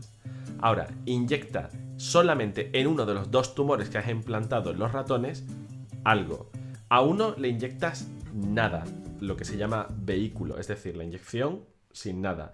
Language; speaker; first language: Spanish; native; Spanish